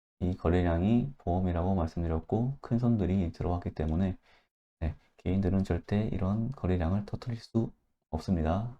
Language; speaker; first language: Korean; native; Korean